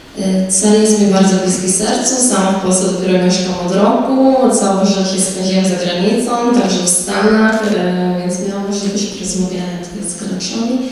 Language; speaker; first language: Polish; early bilingual, heritage; Polish